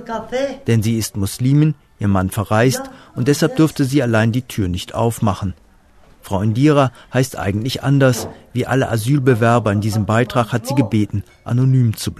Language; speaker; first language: German; native; German